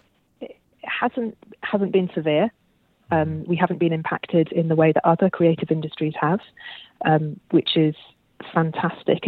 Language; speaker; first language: English; native; English